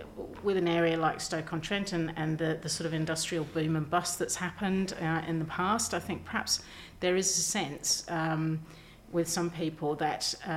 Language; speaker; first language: English; native; English